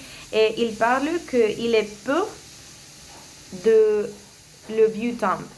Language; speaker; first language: French; non-native, learner; Spanish